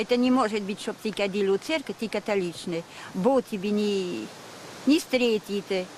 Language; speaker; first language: Russian; non-native, learner; French